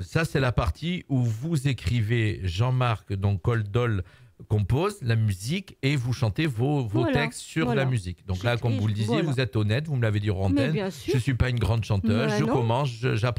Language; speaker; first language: French; native; French